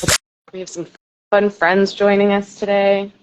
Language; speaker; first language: English; native; English